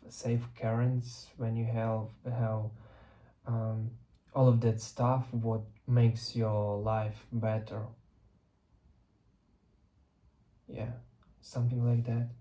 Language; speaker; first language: English; non-native, learner; Russian